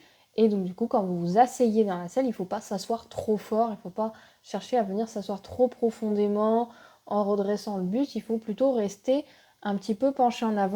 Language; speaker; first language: French; native; French